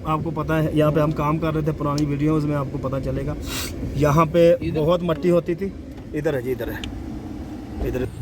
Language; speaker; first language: Urdu; non-native, local second language; Punjabi